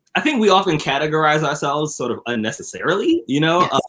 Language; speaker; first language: English; native; English